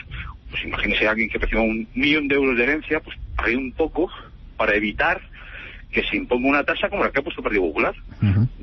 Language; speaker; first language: Spanish; native; Spanish